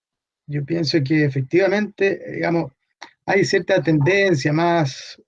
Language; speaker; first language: Spanish; native; Spanish